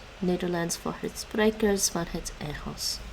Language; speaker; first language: Dutch; non-native, learner; English